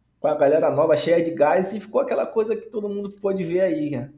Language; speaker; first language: Portuguese; native; Portuguese